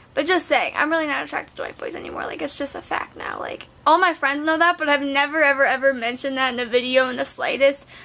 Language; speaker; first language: English; native; English